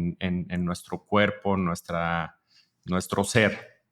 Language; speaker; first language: Spanish; native; Spanish